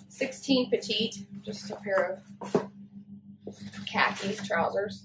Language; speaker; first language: English; native; English